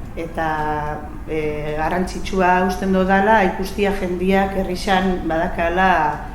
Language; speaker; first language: Basque; native; Basque